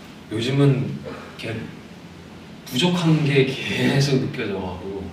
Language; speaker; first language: Korean; native; Korean